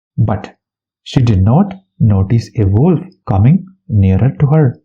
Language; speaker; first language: English; non-native, local second language; Malayalam